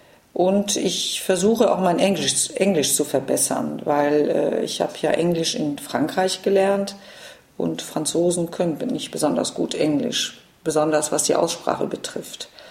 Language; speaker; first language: German; non-native, fluent; French